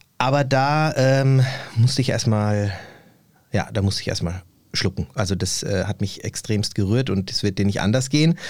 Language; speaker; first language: German; early bilingual, other home language; Turkish